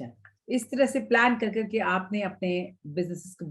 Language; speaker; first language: Hindi; native; Hindi